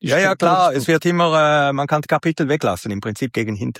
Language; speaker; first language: German; native; German